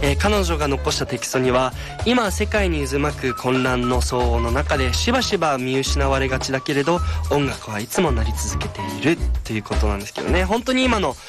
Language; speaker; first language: Japanese; native; Japanese